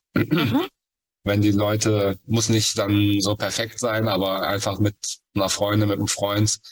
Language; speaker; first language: German; native; German